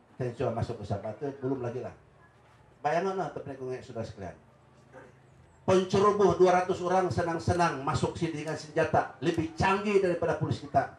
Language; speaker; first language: Malay; non-native, local second language; Central Dusun